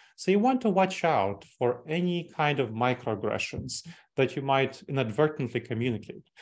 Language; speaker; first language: English; early bilingual, other home language; Russian